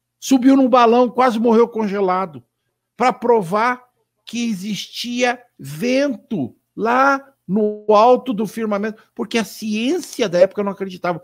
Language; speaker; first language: Portuguese; native; Portuguese